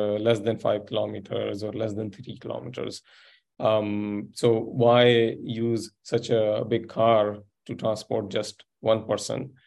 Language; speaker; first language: English; non-native, local second language; Sindhi